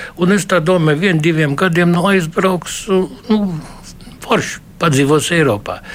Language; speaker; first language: Latvian; early bilingual, heritage; Latvian